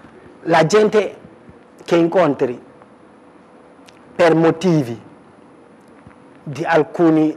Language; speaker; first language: Italian; non-native, fluent; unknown